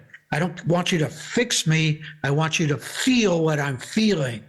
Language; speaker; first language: English; native; English